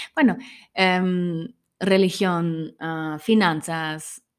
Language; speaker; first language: Spanish; non-native, fluent; German